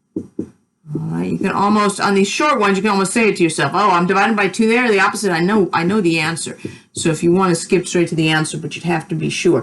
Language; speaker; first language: English; native; English